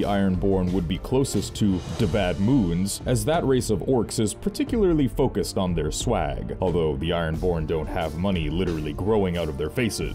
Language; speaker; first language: English; native; English